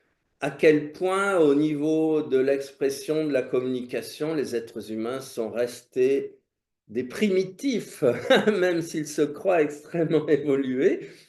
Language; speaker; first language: French; native; French